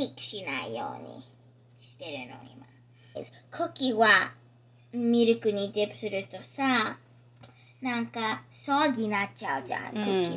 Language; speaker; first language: Japanese; early bilingual, heritage; Japanese